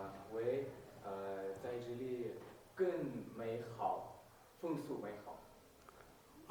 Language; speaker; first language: Chinese; non-native, learner; Kyrgyz